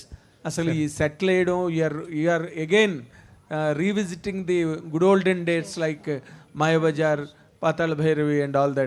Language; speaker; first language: Telugu; native; Telugu